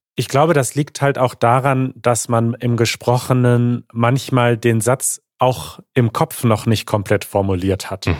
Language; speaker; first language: German; native; German